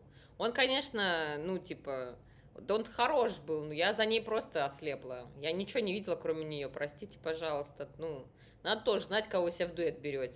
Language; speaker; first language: Russian; native; Russian